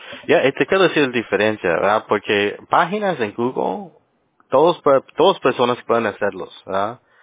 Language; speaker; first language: Spanish; early bilingual, other home language; English